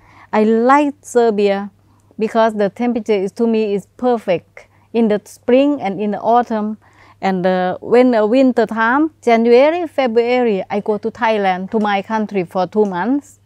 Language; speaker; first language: English; non-native, learner; Thai